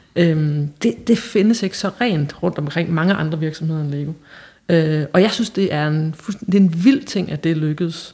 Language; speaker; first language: Danish; native; Danish